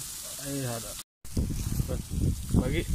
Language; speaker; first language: Arabic; non-native, learner; Indonesian